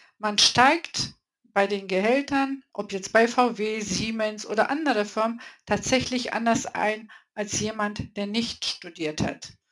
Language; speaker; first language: German; early bilingual, other home language; Polish